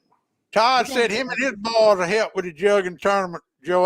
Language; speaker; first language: English; native; English